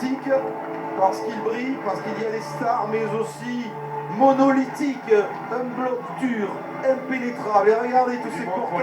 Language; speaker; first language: French; native; French